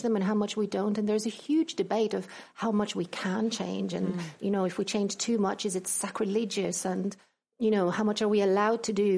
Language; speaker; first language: English; non-native, fluent; Greek